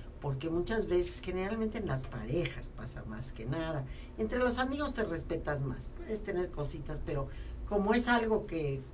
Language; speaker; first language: Spanish; native; Spanish